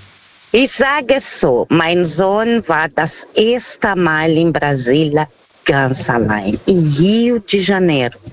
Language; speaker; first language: German; non-native, fluent; Portuguese